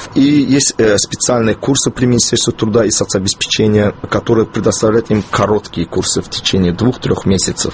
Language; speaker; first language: Russian; non-native, local second language; Azerbaijani